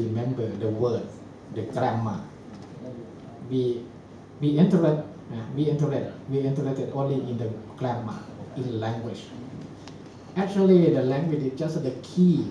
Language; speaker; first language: English; non-native, fluent; Thai